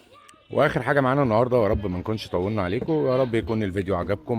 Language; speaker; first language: Arabic; native; Arabic